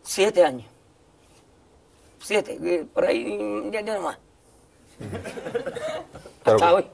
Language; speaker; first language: Spanish; native; Spanish